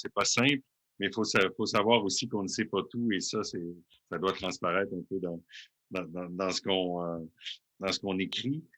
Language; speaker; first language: French; native; French